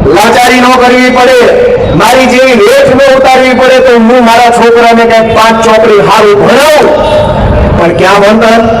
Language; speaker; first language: Gujarati; native; Gujarati